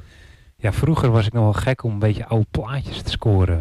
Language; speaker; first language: Dutch; native; Dutch